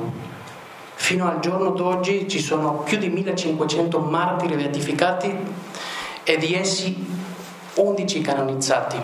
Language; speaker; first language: Italian; non-native, fluent; Spanish